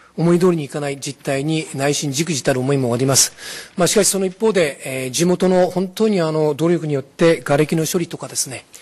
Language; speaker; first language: Japanese; native; Japanese